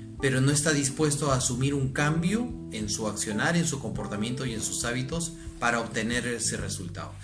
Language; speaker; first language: Spanish; native; Spanish